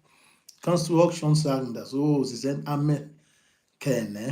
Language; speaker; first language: German; non-native, learner; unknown